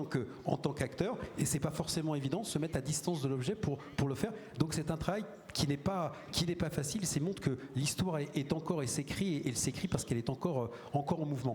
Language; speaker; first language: French; native; French